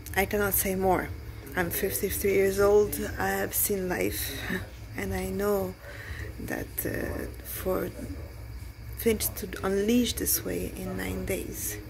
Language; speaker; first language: English; non-native, fluent; French